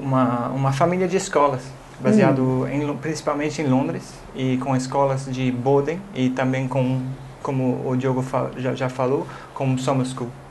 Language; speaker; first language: Portuguese; non-native, fluent; English